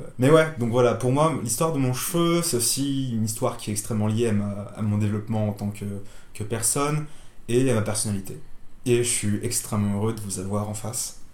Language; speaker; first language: French; native; French